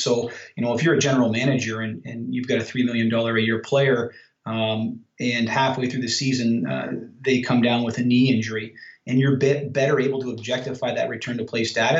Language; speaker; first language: English; native; English